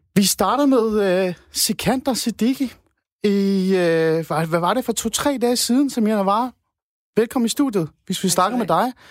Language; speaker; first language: Danish; non-native, fluent; Persian